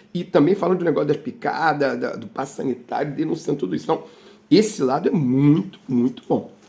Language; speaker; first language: Portuguese; native; Portuguese